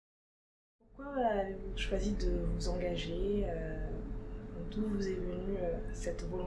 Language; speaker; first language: French; native; French